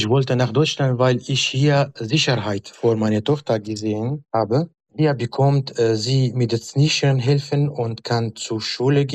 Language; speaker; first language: German; non-native, learner; Arabic